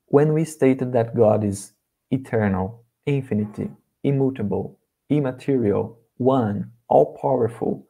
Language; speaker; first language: English; non-native, learner; Portuguese